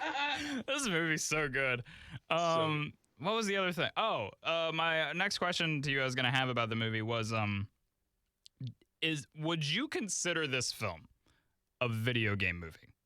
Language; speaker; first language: English; native; English